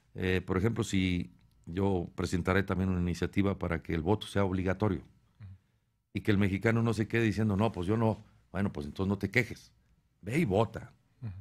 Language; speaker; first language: Spanish; native; Spanish